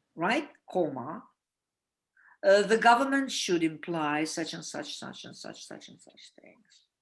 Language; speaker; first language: English; non-native, fluent; Russian